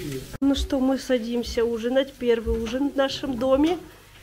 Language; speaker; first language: Russian; native; Russian